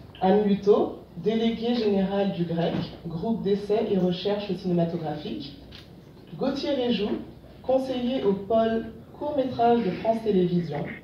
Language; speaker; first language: French; non-native, local second language; Wolof